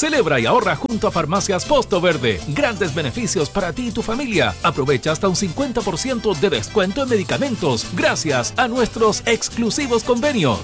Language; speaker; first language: Spanish; native; Spanish